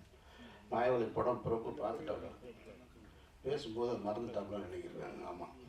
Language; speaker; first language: Tamil; native; Tamil